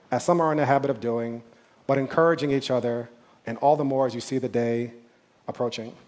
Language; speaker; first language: English; native; English